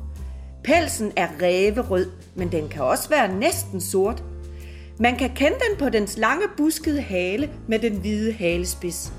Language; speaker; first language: Danish; native; Danish